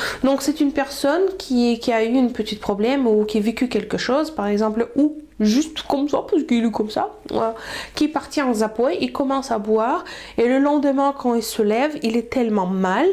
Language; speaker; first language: French; non-native, fluent; Russian